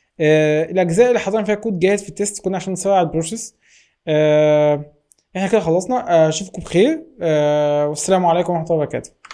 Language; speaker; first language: Arabic; native; Arabic